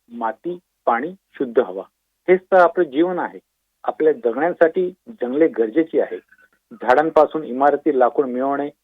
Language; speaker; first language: Marathi; native; Marathi